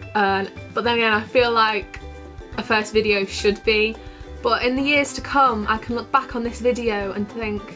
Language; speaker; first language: English; native; English